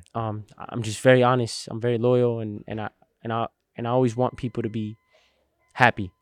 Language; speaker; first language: English; native; English